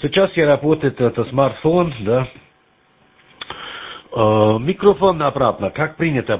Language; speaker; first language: Russian; non-native, learner; German